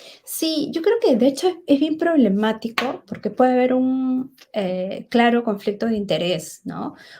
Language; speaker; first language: Spanish; native; Spanish